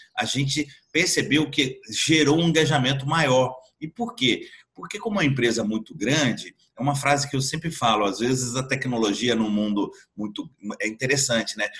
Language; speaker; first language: Portuguese; native; Portuguese